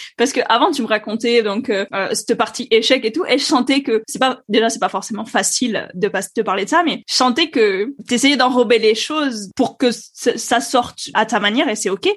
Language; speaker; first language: French; native; French